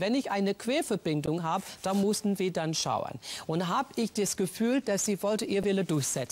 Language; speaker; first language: German; non-native, fluent; English